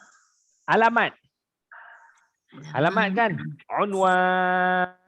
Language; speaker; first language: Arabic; non-native, fluent; Malay